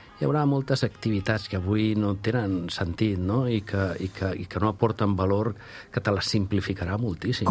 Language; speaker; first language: Catalan; non-native, local second language; Spanish